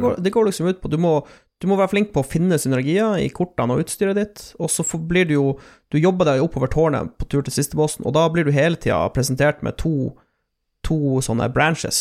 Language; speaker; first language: Norwegian; native; Norwegian